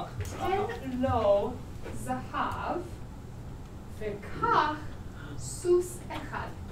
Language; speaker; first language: Hebrew; non-native, learner; English